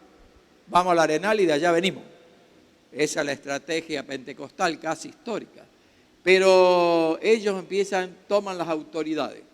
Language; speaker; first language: Spanish; native; Spanish